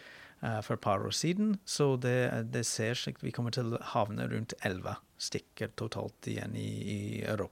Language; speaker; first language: Norwegian; non-native, fluent; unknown